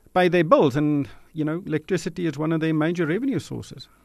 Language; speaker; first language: English; non-native, local second language; Afrikaans